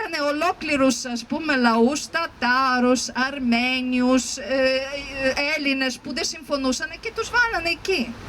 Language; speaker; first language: Greek; non-native, fluent; Ukrainian